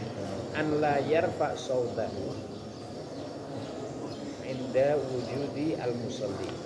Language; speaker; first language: Arabic; non-native, fluent; Indonesian